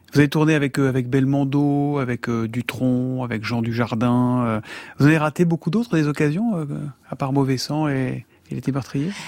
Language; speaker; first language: French; native; French